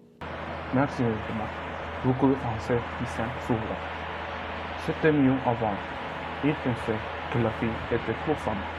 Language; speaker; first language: French; non-native, learner; Spanish